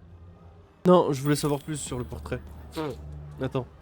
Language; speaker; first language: French; native; French